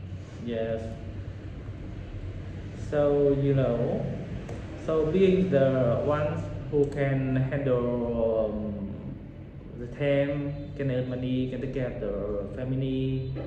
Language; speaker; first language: English; non-native, learner; Vietnamese